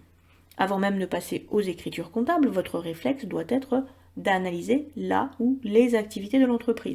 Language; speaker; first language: French; native; French